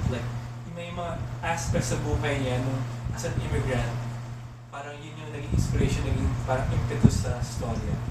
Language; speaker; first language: Filipino; native; Filipino